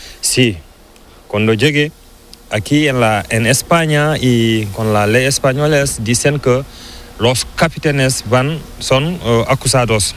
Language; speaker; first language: Spanish; non-native, learner; Fula